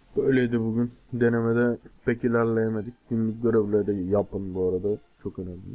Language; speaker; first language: Turkish; native; Turkish